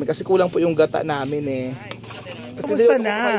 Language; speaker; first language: Filipino; native; Filipino